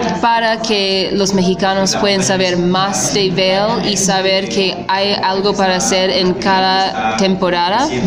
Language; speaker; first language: Spanish; non-native, fluent; English